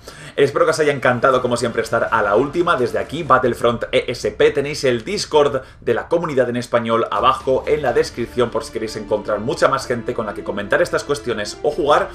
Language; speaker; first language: Spanish; native; Spanish